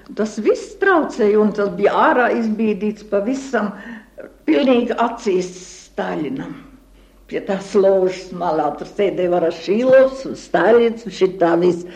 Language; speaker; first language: Latvian; native; Latvian